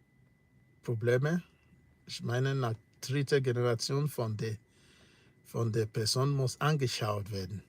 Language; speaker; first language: German; non-native, learner; English